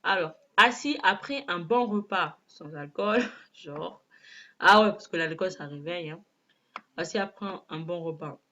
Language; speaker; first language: French; native; French